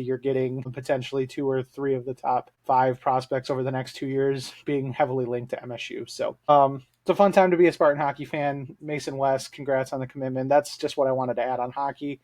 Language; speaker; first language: English; native; English